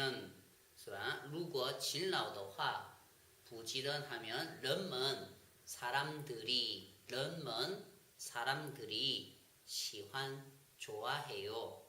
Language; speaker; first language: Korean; non-native, fluent; Chinese